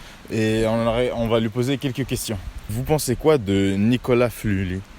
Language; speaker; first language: French; native; French